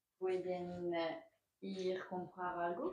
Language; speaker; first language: Spanish; non-native, learner; French